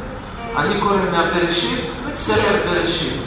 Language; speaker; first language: Hebrew; non-native, fluent; Russian